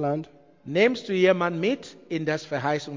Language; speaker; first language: German; non-native, learner; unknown